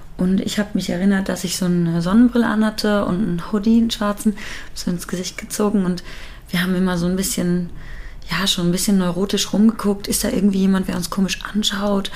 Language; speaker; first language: German; early bilingual, other home language; Persian